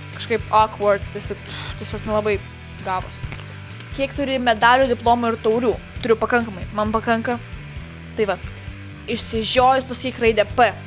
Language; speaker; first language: Lithuanian; native; Lithuanian